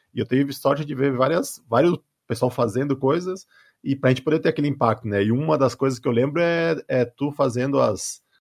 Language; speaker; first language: Portuguese; native; Portuguese